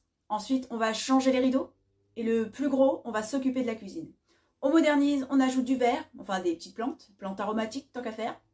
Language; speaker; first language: French; native; French